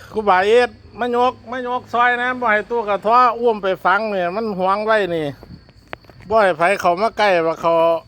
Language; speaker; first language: Thai; native; Thai